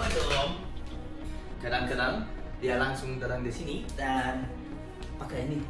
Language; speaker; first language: Indonesian; non-native, learner; English